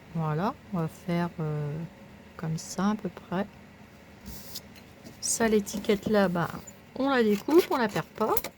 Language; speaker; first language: French; native; French